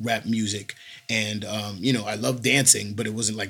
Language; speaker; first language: English; native; English